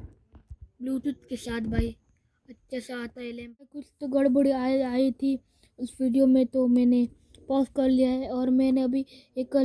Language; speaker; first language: Hindi; native; Hindi